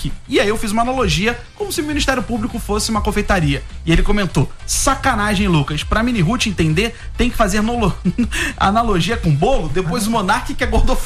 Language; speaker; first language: Portuguese; native; Portuguese